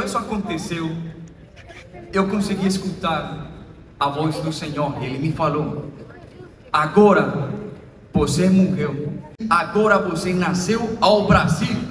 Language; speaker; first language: Portuguese; non-native, fluent; Spanish